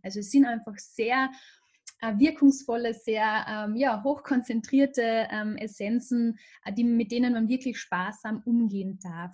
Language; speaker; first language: German; native; German